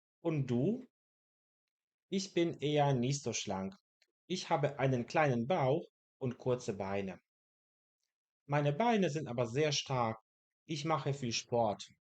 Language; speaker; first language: German; non-native, fluent; Polish